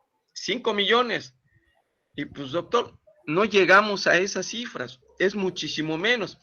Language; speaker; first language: Spanish; native; Spanish